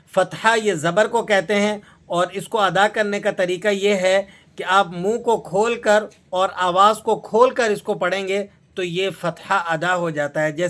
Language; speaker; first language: Urdu; native; Urdu